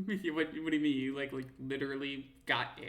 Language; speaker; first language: English; native; English